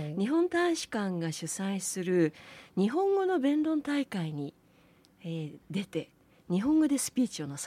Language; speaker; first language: Japanese; native; Japanese